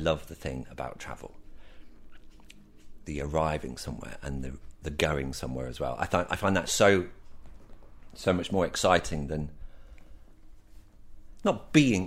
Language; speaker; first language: English; native; English